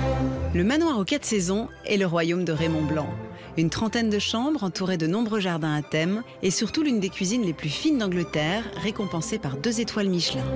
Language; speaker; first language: French; native; French